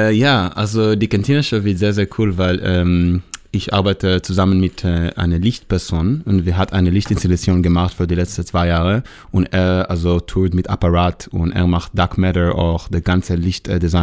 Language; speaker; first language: German; non-native, learner; Hebrew